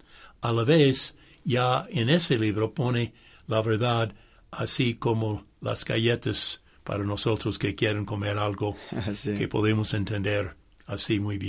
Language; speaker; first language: Spanish; non-native, fluent; English